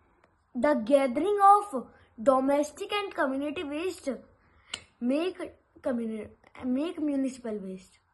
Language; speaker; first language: English; non-native, local second language; Hindi